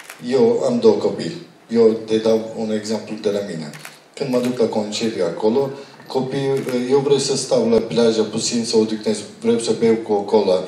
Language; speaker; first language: Romanian; non-native, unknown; Turkish